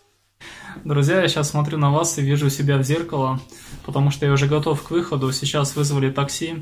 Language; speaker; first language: Russian; native; Russian